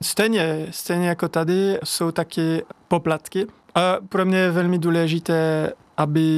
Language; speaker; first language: Czech; non-native, fluent; French